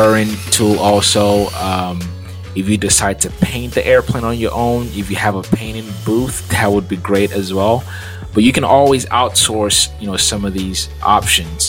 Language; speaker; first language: English; non-native, local second language; Yoruba